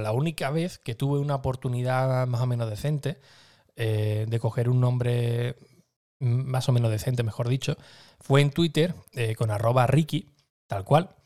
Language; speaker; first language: Spanish; native; Spanish